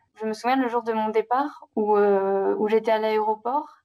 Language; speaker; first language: French; native; French